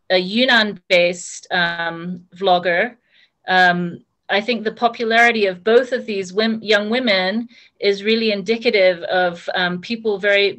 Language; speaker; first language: English; native; English